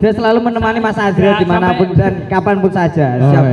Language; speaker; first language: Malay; non-native, local second language; Javanese